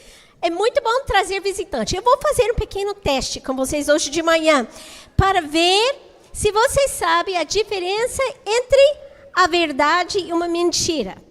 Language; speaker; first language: Portuguese; non-native, fluent; English